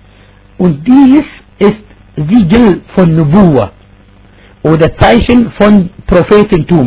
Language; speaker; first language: German; non-native, fluent; Arabic